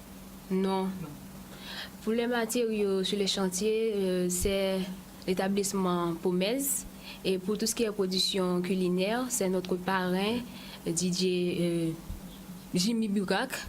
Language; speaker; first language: French; native; French